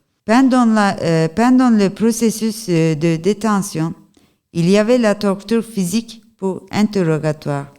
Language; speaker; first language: French; non-native, learner; Turkish